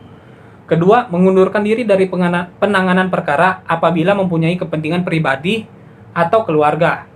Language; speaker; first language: Indonesian; native; Indonesian